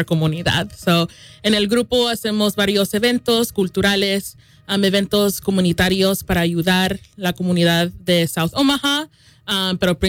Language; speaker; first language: Spanish; early bilingual, heritage; Spanish